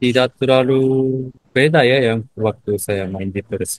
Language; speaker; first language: Indonesian; non-native, learner; Japanese